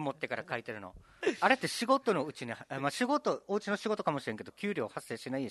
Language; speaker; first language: Japanese; native; Japanese